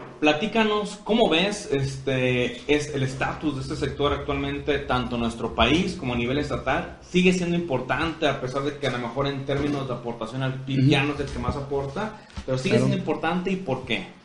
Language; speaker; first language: Spanish; native; Spanish